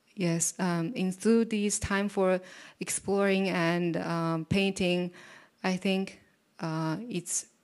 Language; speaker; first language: English; non-native, fluent; Japanese